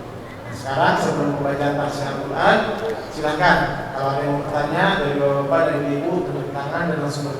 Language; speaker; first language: Indonesian; native; Indonesian